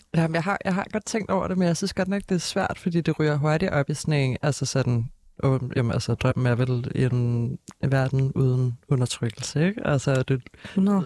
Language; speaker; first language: Danish; native; Danish